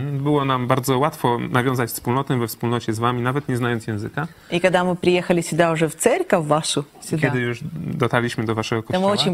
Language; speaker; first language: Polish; non-native, learner; Russian